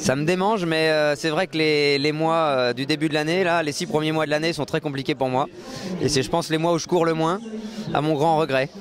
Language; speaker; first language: French; native; French